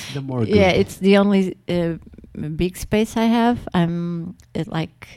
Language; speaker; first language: English; non-native, fluent; Portuguese